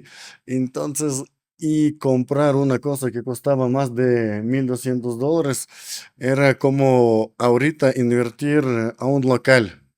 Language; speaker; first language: Spanish; non-native, learner; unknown